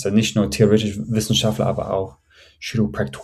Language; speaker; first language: German; non-native, fluent; English